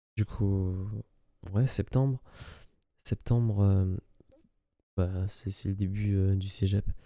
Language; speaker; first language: French; early bilingual, other home language; Arabic